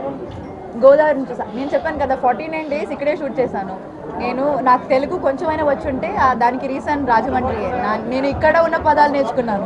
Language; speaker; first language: Telugu; non-native, fluent; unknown